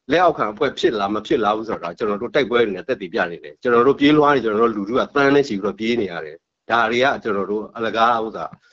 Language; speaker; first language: Burmese; non-native, local second language; S'gaw Karen